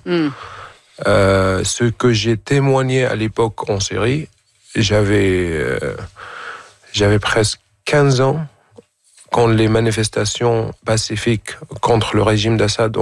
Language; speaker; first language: French; non-native, fluent; Arabic